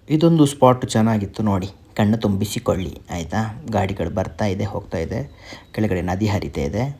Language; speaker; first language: Kannada; non-native, local second language; Tulu